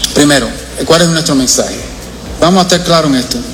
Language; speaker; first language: Spanish; early bilingual, heritage; Spanish